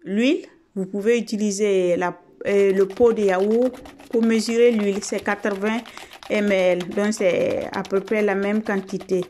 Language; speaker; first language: French; non-native, fluent; Italian